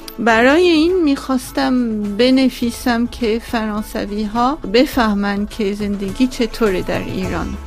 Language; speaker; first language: Persian; non-native, local second language; Armenian